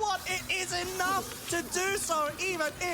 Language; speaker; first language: English; native; English